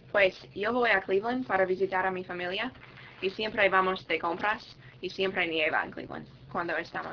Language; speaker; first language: Spanish; non-native, learner; English